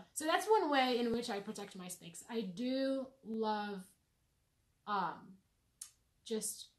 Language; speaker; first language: English; non-native, fluent; Arabic